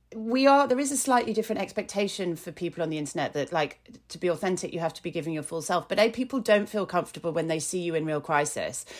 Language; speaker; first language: English; native; English